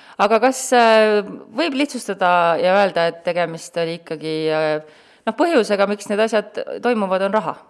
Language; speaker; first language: Estonian; native; Estonian